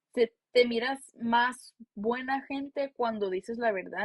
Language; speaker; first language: Spanish; early bilingual, heritage; Spanish